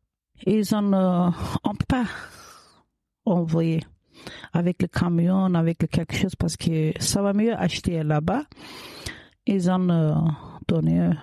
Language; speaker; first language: French; non-native, learner; Kurdish